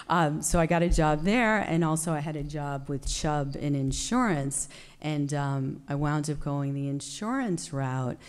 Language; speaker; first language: English; native; English